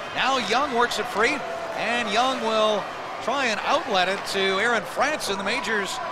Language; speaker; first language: English; native; English